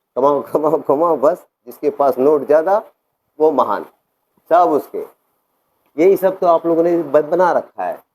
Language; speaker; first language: Hindi; non-native, local second language; Malayalam